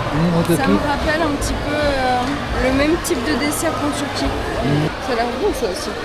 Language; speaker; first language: French; native; French